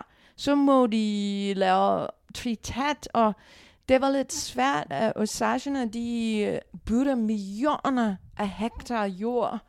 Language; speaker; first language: Danish; non-native, fluent; English